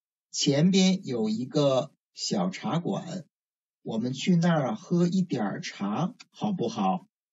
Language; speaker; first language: Chinese; native; Chinese